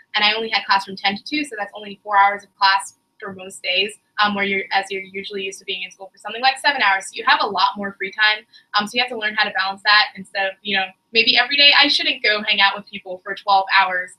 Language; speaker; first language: English; native; English